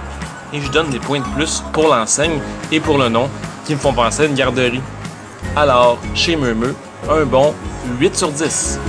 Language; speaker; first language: French; native; French